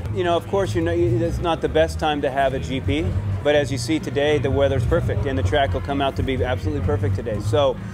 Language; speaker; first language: English; native; English